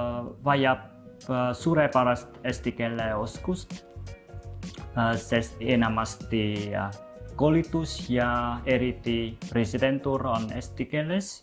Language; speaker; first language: Estonian; non-native, fluent; Vietnamese